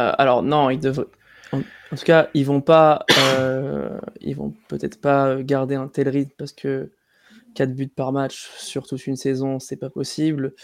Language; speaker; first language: French; native; French